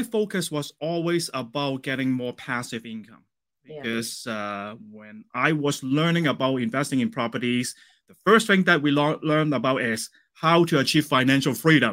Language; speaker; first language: English; non-native, local second language; Cantonese